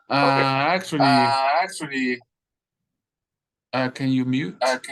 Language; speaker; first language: English; non-native, fluent; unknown